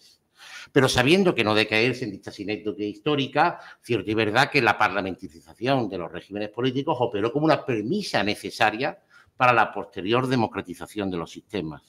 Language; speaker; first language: Spanish; native; Spanish